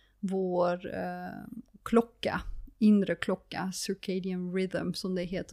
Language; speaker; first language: Swedish; non-native, fluent; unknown